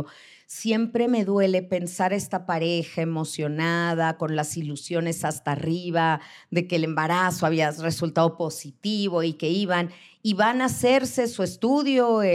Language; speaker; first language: Spanish; native; Spanish